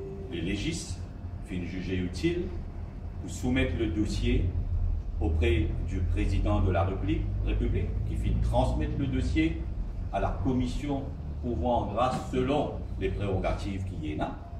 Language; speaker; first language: French; non-native, local second language; Morisyen